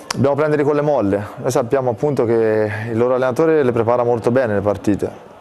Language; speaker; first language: Italian; native; Italian